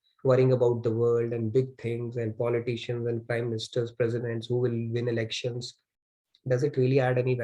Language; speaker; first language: English; non-native, local second language; Hindi